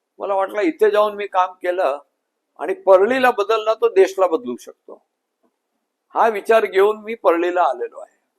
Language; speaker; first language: Marathi; non-native, local second language; Gujarati